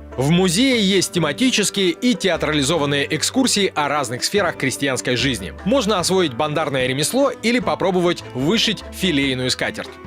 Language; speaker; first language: Russian; native; Russian